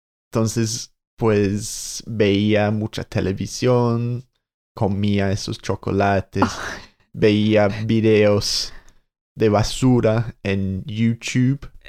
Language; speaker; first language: Spanish; non-native, fluent; English